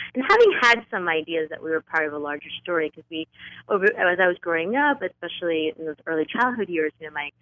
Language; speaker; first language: English; native; English